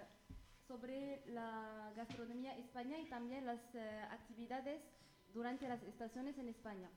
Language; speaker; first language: Spanish; non-native, learner; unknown